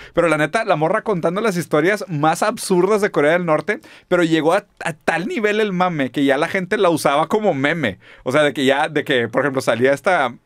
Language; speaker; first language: Spanish; non-native, fluent; German